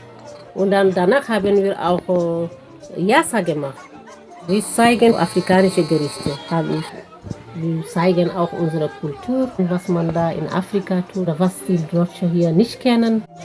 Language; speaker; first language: German; non-native, fluent; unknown